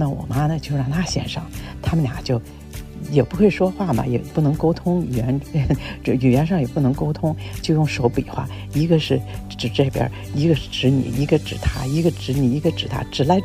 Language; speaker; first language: Chinese; native; Chinese